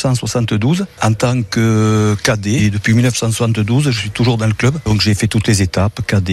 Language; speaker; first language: French; native; French